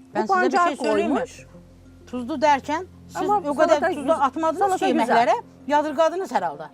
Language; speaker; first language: Turkish; native; Turkish